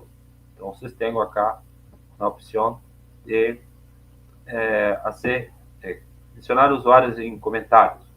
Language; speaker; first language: Spanish; non-native, learner; Portuguese